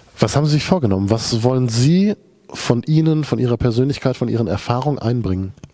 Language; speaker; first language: German; native; German